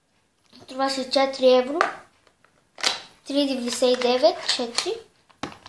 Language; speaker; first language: Bulgarian; early bilingual, heritage; Bulgarian